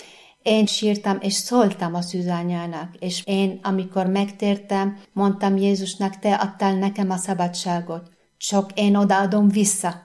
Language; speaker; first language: Hungarian; non-native, fluent; Arabic